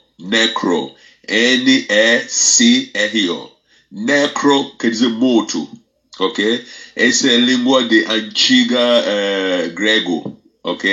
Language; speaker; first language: Portuguese; non-native, fluent; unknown